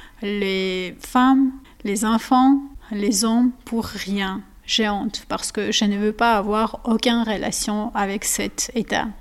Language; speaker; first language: French; non-native, learner; Georgian